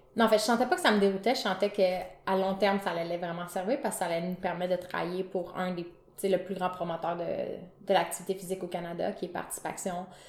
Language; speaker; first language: French; native; French